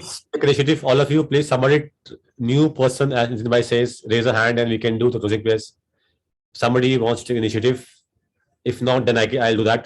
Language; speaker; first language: English; non-native, local second language; Hindi